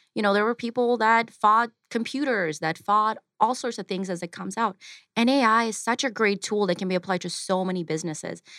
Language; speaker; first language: English; early bilingual, other home language; Ukrainian